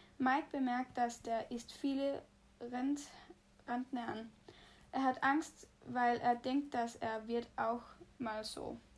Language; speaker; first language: German; non-native, learner; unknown